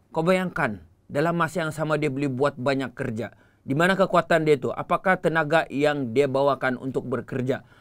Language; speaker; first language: Malay; native; Malay